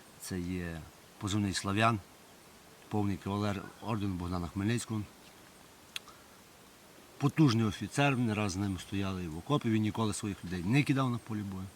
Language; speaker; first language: Ukrainian; native; Ukrainian